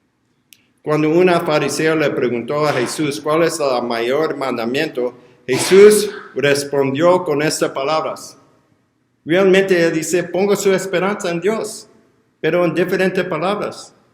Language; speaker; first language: Spanish; non-native, learner; English